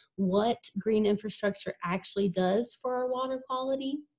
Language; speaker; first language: English; native; English